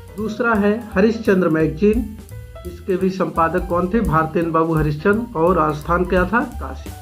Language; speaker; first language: Hindi; native; Hindi